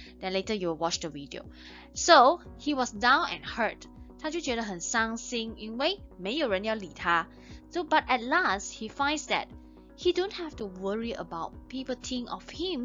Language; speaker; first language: English; non-native, local second language; Chinese